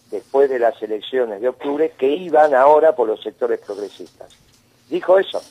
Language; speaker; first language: Spanish; native; Spanish